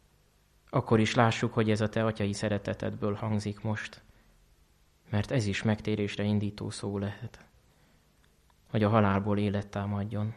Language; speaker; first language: Hungarian; native; Hungarian